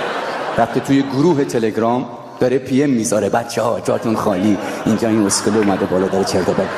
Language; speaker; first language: Persian; native; Persian